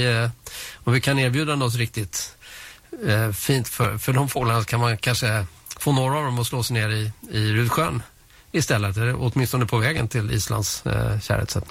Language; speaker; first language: Swedish; native; Swedish